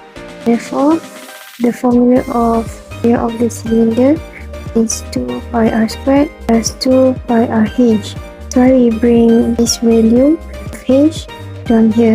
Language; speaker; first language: English; non-native, local second language; Malay